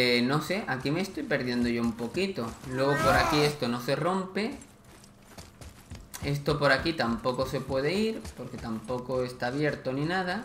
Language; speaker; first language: Spanish; native; Spanish